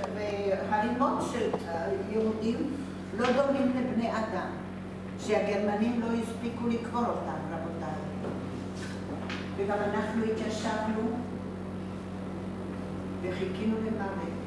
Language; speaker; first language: Hebrew; non-native, fluent; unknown